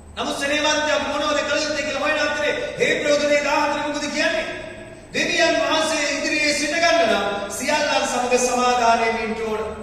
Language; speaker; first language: Sinhala; native; Sinhala